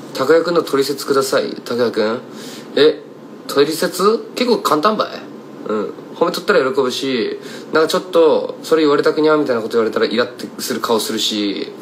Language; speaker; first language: Japanese; native; Japanese